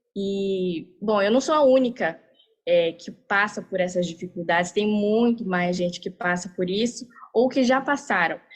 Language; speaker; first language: Portuguese; early bilingual, heritage; Portuguese